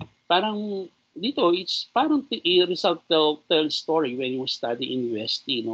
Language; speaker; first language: English; non-native, local second language; Filipino